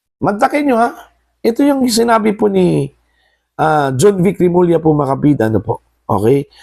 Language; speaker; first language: Filipino; non-native, local second language; Cebuano